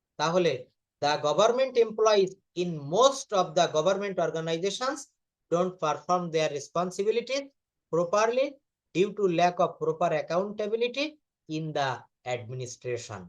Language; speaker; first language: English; non-native, fluent; Bangla